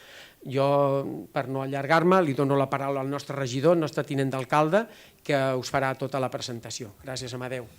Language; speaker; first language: Catalan; native; Catalan